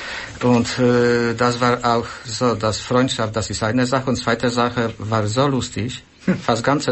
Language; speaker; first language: German; non-native, learner; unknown